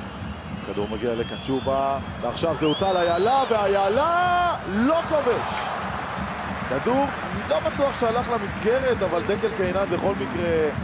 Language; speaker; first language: Hebrew; native; Hebrew